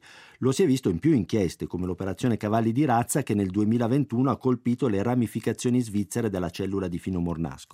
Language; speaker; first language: Italian; native; Italian